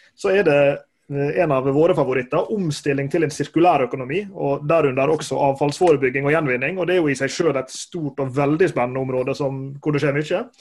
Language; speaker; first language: Norwegian; native; Norwegian